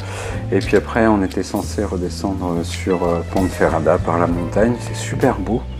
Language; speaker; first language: French; native; French